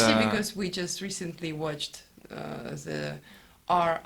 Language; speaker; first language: English; non-native, fluent; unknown